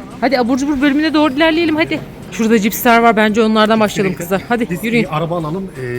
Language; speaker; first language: Turkish; native; Turkish